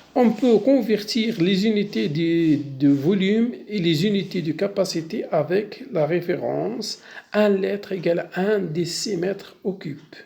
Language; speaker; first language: French; non-native, local second language; Arabic